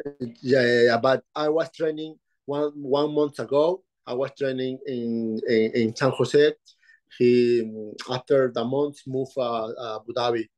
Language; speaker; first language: English; non-native, learner; Spanish